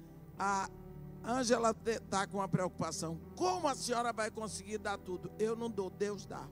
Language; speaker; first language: Portuguese; native; Portuguese